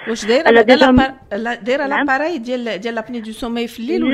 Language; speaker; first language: Arabic; native; Arabic